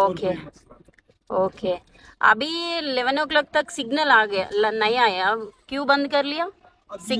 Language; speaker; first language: Hindi; non-native, local second language; Telugu